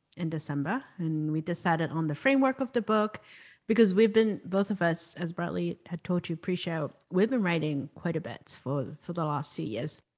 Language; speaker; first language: English; non-native, local second language; Cantonese